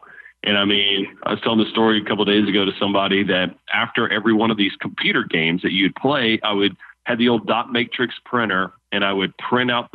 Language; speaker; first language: English; native; English